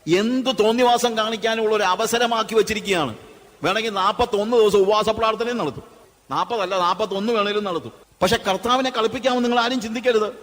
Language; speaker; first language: Malayalam; native; Malayalam